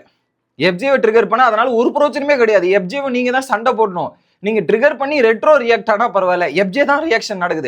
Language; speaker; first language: Tamil; native; Tamil